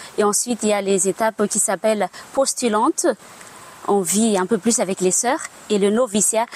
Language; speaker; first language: French; non-native, local second language; Malagasy